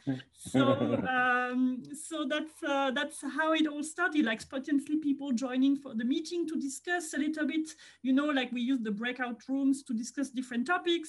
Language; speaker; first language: English; non-native, fluent; French